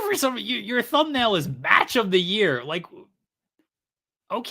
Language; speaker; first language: English; native; English